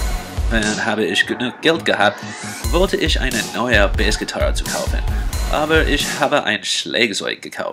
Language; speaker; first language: German; non-native, learner; English